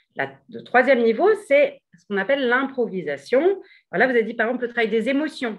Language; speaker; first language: French; native; French